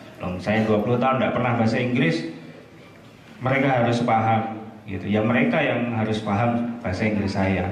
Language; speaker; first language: Indonesian; non-native, local second language; Madurese